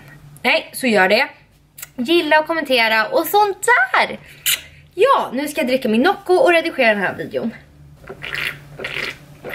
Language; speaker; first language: Swedish; native; Swedish